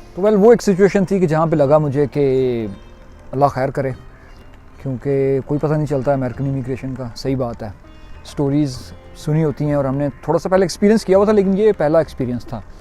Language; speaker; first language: Urdu; non-native, local second language; Punjabi